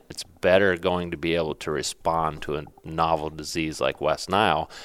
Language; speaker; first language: English; native; English